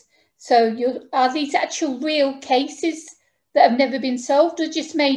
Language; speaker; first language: English; native; English